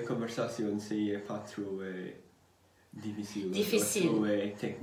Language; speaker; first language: French; non-native, learner; English